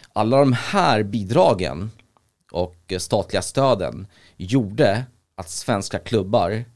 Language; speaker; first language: Swedish; early bilingual, other home language; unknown